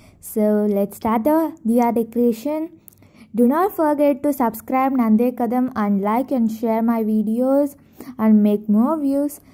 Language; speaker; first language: English; non-native, local second language; Tamil